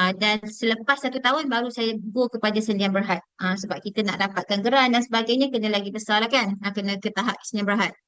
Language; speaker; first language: Malay; native; Malay